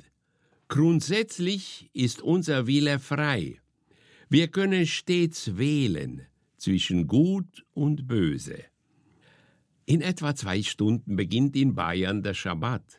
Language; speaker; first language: German; native; German